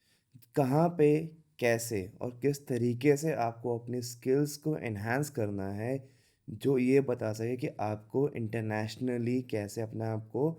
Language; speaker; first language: Hindi; native; Hindi